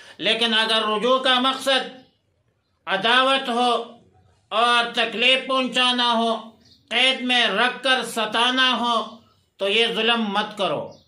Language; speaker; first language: Urdu; non-native, local second language; Pashto